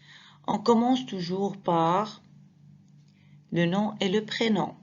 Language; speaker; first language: French; non-native, fluent; Arabic